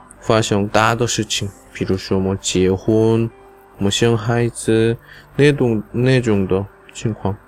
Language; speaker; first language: Chinese; non-native, learner; Korean